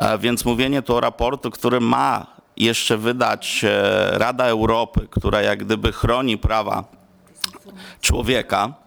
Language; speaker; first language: Polish; non-native, local second language; Romany